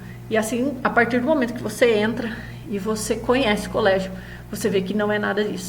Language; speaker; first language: Portuguese; native; Portuguese